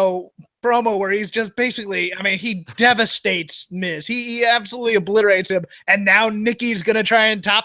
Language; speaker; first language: English; native; English